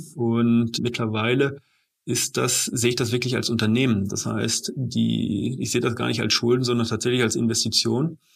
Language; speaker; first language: German; native; German